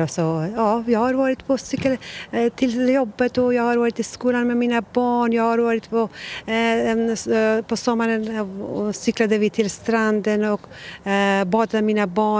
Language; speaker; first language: Swedish; non-native, learner; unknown